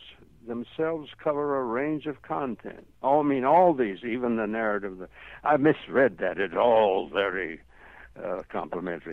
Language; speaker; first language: English; native; English